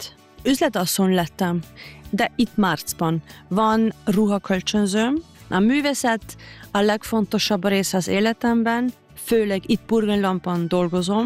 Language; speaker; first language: Hungarian; non-native, fluent; German